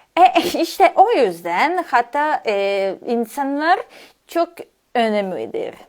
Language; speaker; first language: Turkish; non-native, learner; Serbian